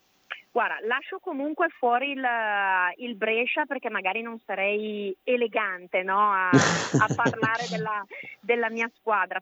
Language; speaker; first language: Italian; native; Italian